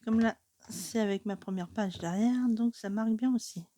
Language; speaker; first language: French; native; French